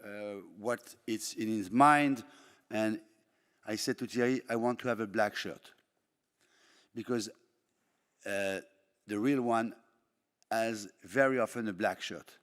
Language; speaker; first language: English; non-native, fluent; French